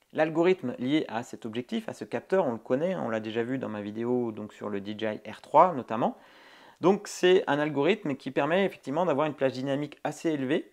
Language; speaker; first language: French; native; French